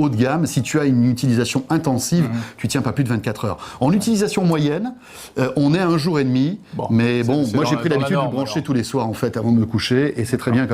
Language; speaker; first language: French; native; French